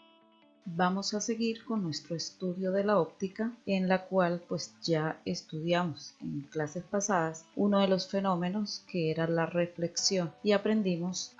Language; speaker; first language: Spanish; native; Spanish